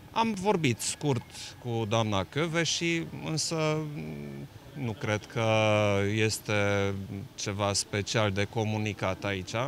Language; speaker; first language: Romanian; non-native, local second language; German